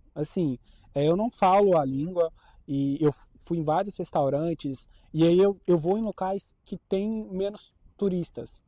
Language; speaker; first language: Portuguese; native; Portuguese